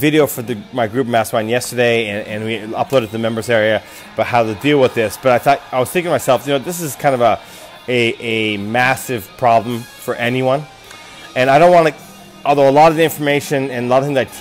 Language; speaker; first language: English; native; English